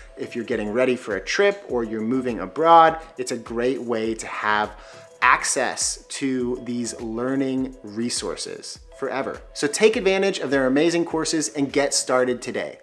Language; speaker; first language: English; native; English